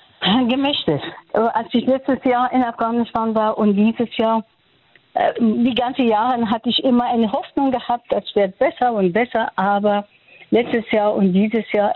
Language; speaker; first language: German; non-native, fluent; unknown